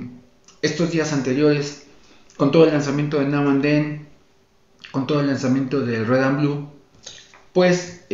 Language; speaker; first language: Spanish; native; Spanish